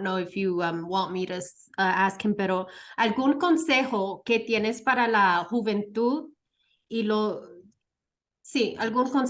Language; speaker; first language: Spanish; early bilingual, heritage; Spanish